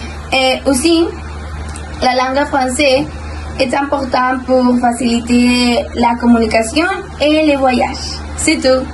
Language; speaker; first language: French; non-native, learner; Spanish